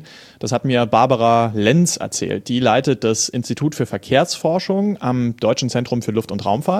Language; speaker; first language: German; native; German